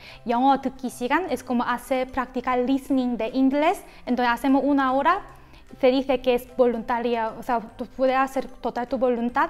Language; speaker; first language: Spanish; non-native, fluent; Korean